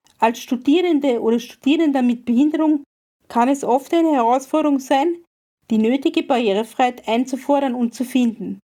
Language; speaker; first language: German; native; German